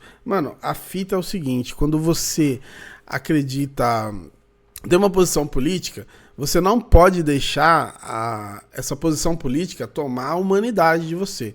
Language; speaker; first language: Portuguese; native; Portuguese